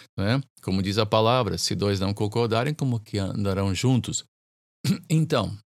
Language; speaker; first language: Portuguese; non-native, fluent; English